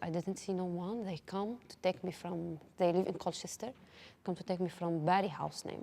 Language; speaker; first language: English; non-native, learner; Arabic